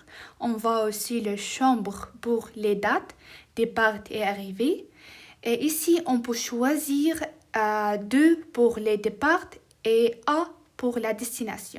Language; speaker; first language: French; non-native, learner; Arabic